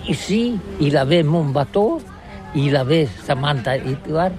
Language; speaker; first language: French; non-native, learner; Catalan